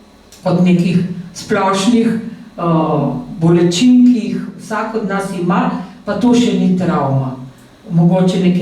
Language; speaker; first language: Slovenian; native; Slovenian